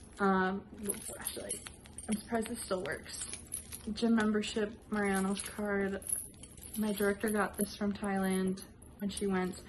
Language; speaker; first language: English; native; English